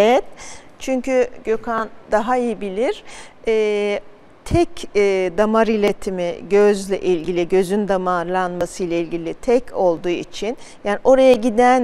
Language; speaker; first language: Turkish; native; Turkish